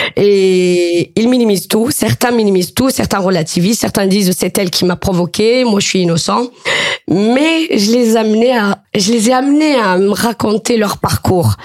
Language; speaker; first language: French; non-native, local second language; Arabic